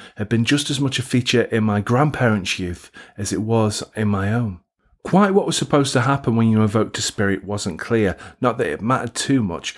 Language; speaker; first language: English; native; English